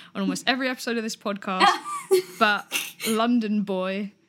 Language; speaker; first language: English; native; English